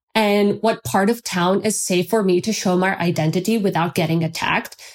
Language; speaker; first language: English; non-native, fluent; Turkish